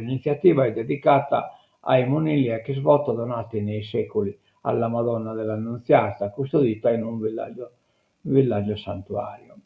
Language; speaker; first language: Italian; non-native, local second language; Sardinian